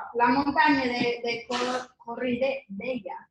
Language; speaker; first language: Spanish; non-native, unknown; English